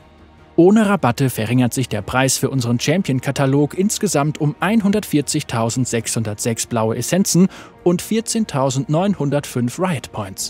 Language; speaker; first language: German; native; German